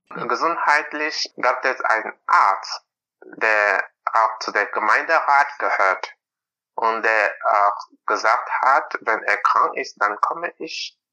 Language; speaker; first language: German; non-native, fluent; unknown